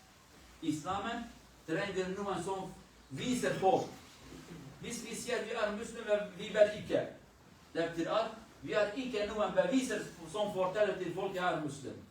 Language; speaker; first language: Norwegian; non-native, learner; Kurdish